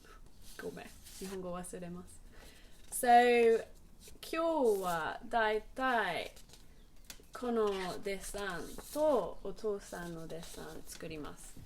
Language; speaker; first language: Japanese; non-native, learner; English